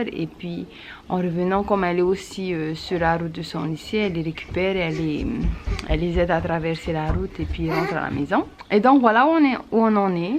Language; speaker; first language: French; native; French